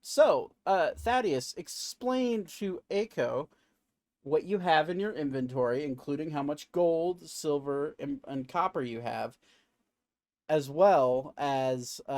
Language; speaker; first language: English; native; English